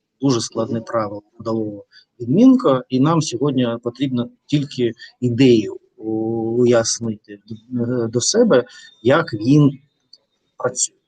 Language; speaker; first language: Ukrainian; non-native, learner; Russian